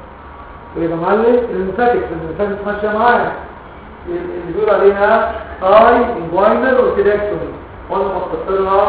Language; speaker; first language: Arabic; native; Arabic